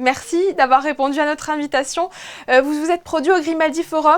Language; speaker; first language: French; native; French